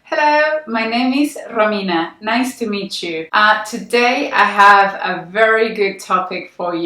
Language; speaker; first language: English; non-native, fluent; Spanish